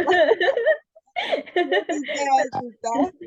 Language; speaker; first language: Spanish; native; Spanish